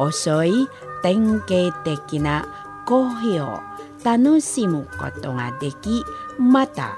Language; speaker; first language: Japanese; non-native, fluent; Indonesian